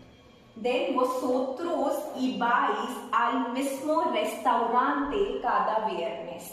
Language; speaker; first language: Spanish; non-native, fluent; Hindi